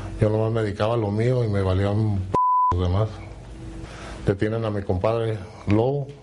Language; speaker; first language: Spanish; native; Spanish